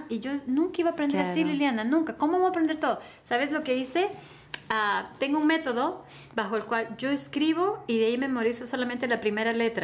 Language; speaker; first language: Spanish; native; Spanish